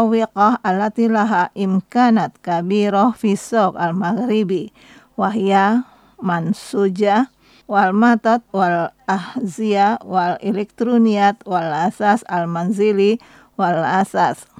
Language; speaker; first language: Arabic; non-native, fluent; Indonesian